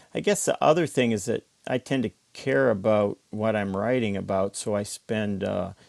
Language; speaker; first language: English; native; English